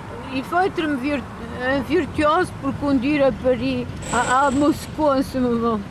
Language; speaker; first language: French; non-native, local second language; Russian